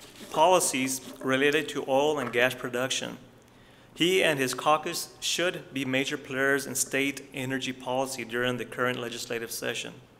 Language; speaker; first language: English; native; English